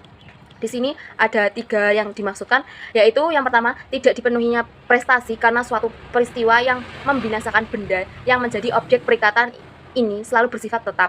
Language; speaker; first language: Indonesian; native; Indonesian